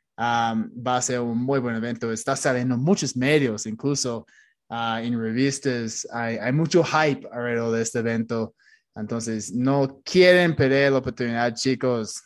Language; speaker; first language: Spanish; non-native, fluent; English